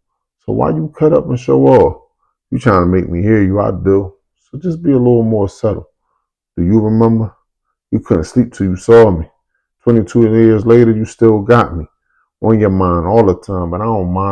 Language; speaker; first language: English; native; English